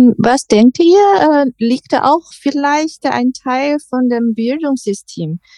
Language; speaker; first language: German; non-native, learner; Chinese